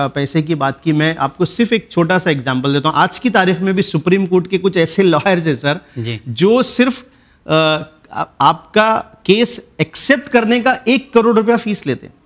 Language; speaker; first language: Hindi; native; Hindi